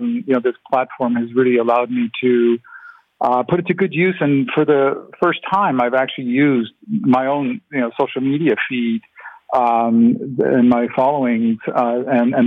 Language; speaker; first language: English; non-native, fluent; Ukrainian